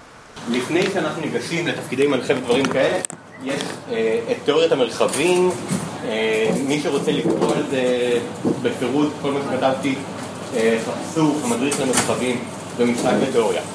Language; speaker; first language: Hebrew; native; Hebrew